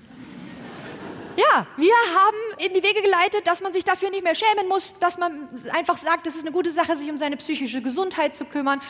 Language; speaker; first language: German; native; German